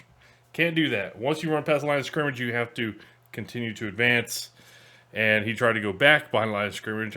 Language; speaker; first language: English; native; English